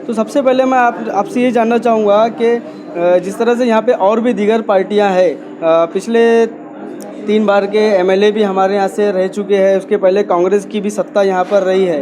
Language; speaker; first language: Hindi; native; Hindi